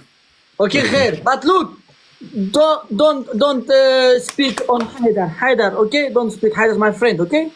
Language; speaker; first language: English; non-native, learner; Arabic